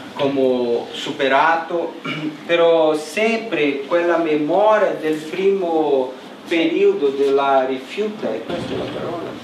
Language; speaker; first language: Italian; non-native, learner; Portuguese